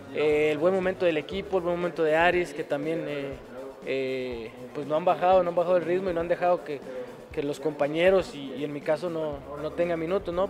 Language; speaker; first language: Spanish; native; Spanish